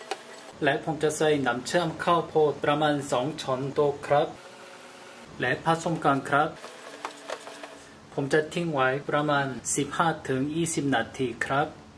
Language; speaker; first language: Thai; non-native, learner; Korean